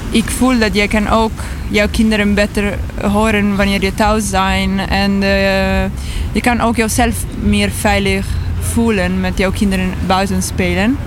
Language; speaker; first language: Dutch; non-native, learner; Italian